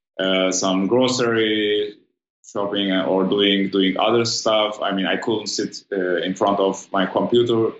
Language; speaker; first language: English; non-native, fluent; German